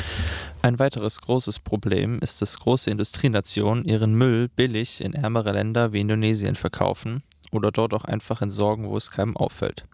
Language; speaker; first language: German; native; German